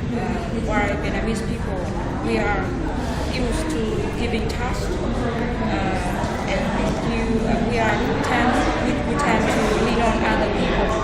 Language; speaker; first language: English; non-native, fluent; Vietnamese